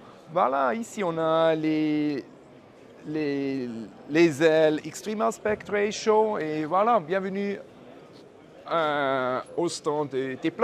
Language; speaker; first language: French; non-native, fluent; German